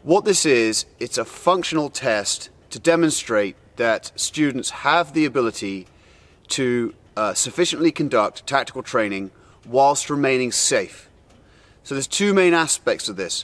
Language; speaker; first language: English; native; English